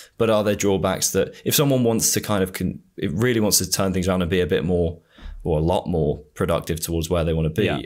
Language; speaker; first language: English; native; English